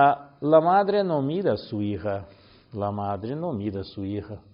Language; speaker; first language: Spanish; non-native, learner; Portuguese